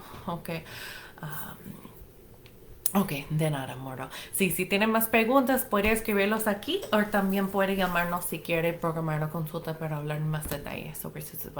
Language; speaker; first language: Spanish; non-native, fluent; English